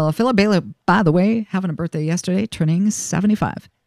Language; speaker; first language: English; native; English